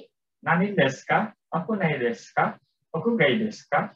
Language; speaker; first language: Japanese; non-native, learner; Indonesian